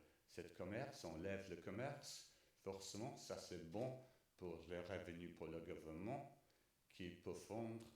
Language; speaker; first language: French; non-native, learner; English